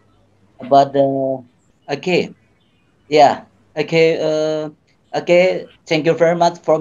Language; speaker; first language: English; non-native, learner; Indonesian